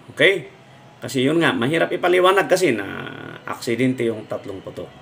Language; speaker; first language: Filipino; non-native, local second language; Iloko